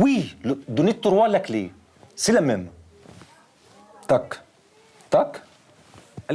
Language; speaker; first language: French; non-native, learner; Arabic